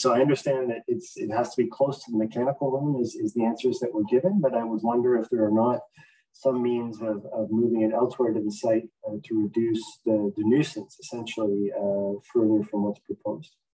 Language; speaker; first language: English; native; English